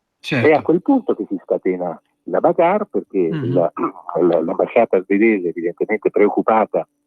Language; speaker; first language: Italian; native; Italian